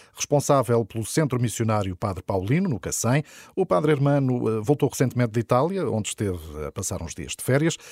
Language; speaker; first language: Portuguese; native; Portuguese